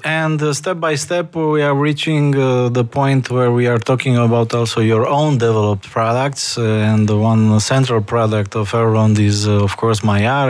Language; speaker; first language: English; non-native, fluent; Romanian